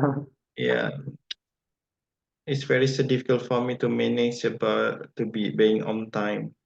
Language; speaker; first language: English; non-native, fluent; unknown